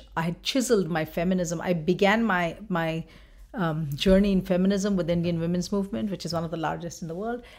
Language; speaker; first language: English; non-native, local second language; Bangla